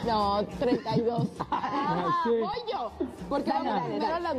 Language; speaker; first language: Spanish; native; Spanish